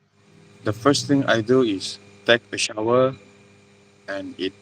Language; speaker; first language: English; non-native, learner; Malay